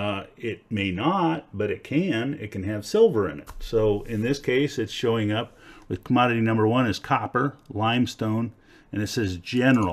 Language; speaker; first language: English; native; English